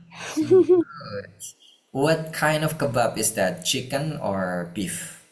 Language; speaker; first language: English; non-native, fluent; Indonesian